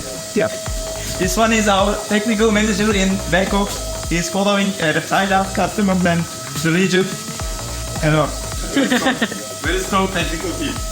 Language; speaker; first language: English; non-native, fluent; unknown